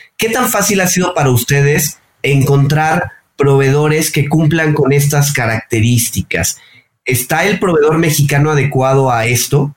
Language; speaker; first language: Spanish; native; Spanish